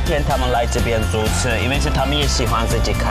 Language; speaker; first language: Chinese; non-native, fluent; Turkish